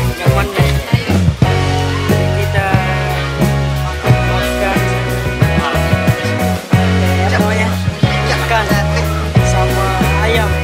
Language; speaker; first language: Indonesian; non-native, local second language; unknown